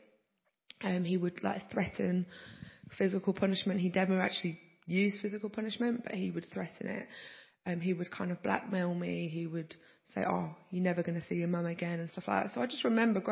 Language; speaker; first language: English; native; English